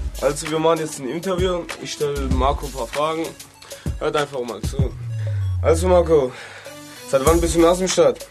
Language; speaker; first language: German; native; German